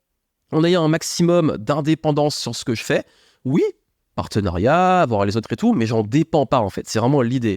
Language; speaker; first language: French; native; French